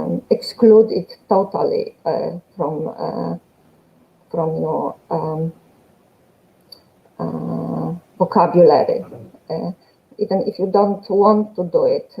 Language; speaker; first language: English; non-native, fluent; Polish